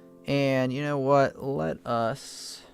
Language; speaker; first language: English; native; English